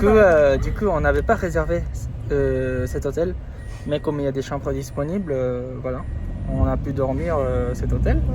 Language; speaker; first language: French; non-native, fluent; Japanese